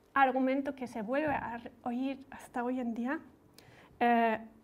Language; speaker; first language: Spanish; non-native, fluent; German